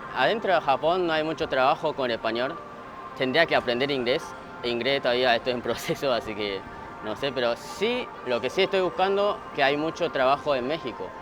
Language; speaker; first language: Spanish; early bilingual, other home language; Japanese